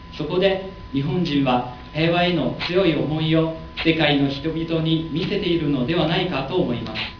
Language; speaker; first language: Japanese; non-native, learner; Chinese